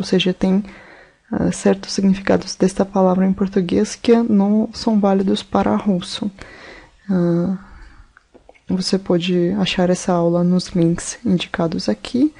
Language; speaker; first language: Portuguese; non-native, fluent; Russian